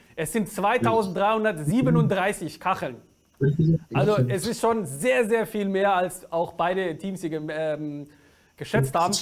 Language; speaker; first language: German; native; German